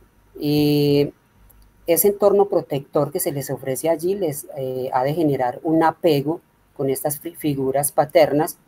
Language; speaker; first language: Spanish; native; Spanish